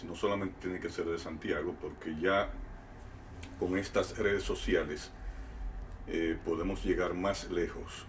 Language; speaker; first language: Spanish; native; Spanish